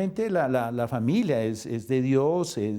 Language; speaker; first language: Spanish; native; Spanish